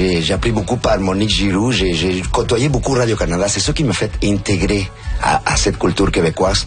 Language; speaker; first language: French; non-native, fluent; Spanish